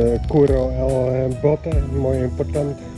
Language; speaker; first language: Spanish; non-native, learner; English